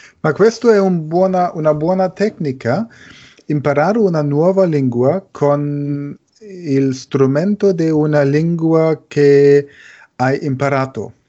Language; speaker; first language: Italian; non-native, learner; German